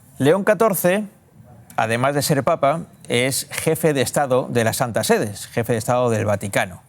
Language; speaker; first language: Spanish; native; Spanish